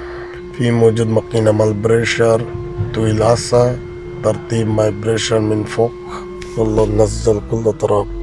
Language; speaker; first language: Arabic; non-native, learner; Bangla